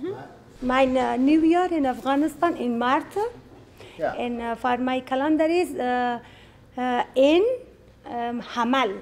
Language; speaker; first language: Dutch; non-native, learner; Persian